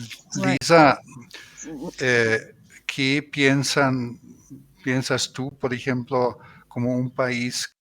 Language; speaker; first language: Spanish; non-native, fluent; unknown